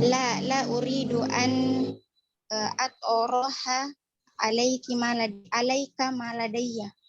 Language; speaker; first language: Arabic; non-native, learner; Indonesian